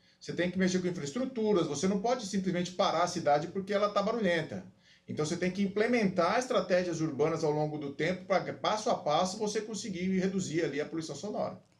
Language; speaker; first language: Portuguese; native; Portuguese